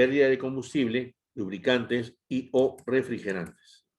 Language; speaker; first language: Spanish; native; Spanish